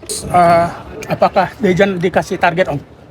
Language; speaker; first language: Indonesian; native; Indonesian